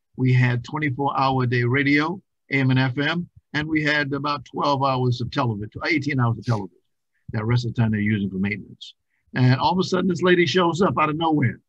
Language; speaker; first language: English; native; English